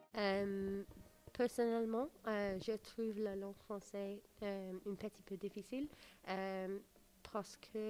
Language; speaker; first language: French; non-native, learner; English